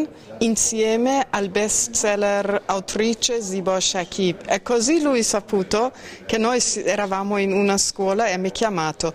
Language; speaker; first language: Italian; non-native, fluent; Persian